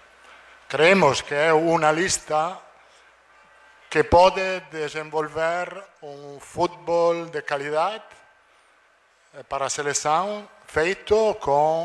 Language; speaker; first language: Portuguese; non-native, fluent; Italian